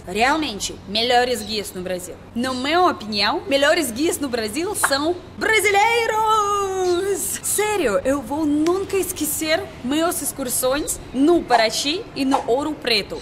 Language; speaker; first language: Portuguese; non-native, learner; Russian